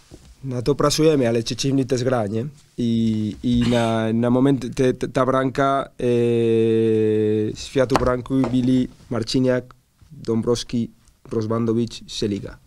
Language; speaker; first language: Polish; non-native, learner; Spanish